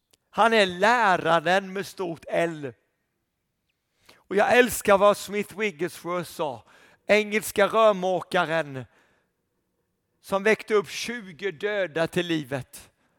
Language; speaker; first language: Swedish; native; Swedish